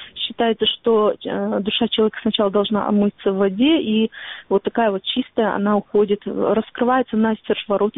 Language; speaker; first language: Russian; non-native, local second language; Ingush